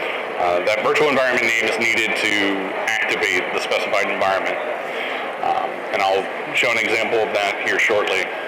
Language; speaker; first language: English; native; English